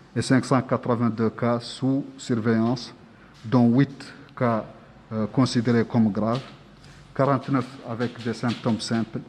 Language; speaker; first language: French; non-native, local second language; Arabic